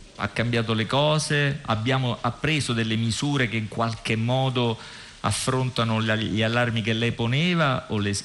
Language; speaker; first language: Italian; native; Italian